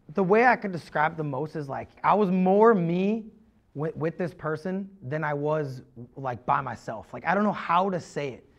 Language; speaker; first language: English; native; English